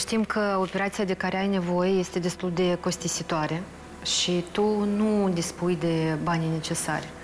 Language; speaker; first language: Romanian; native; Romanian